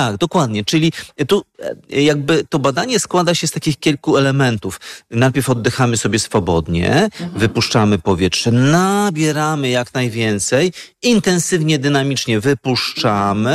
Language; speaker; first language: Polish; native; Polish